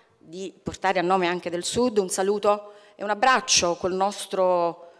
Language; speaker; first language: Italian; native; Italian